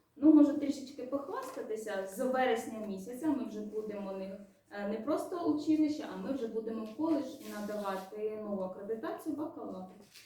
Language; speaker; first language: Ukrainian; native; Ukrainian